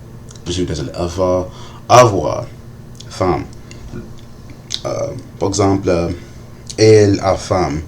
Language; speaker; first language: French; non-native, learner; English